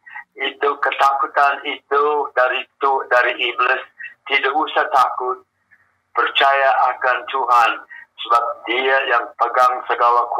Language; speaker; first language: Indonesian; non-native, fluent; English